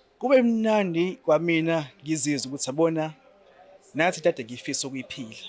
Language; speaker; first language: Zulu; native; Zulu